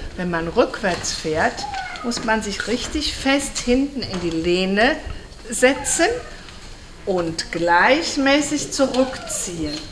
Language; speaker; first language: German; native; German